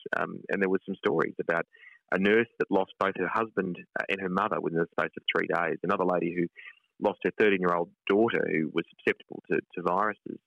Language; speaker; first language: English; native; English